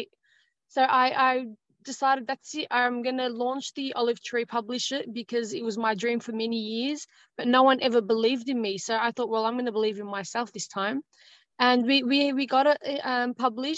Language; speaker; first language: English; native; English